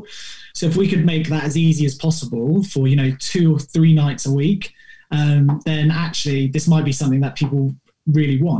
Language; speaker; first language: English; native; English